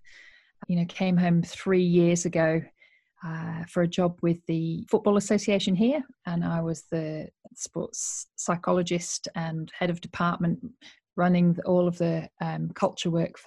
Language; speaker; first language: English; native; English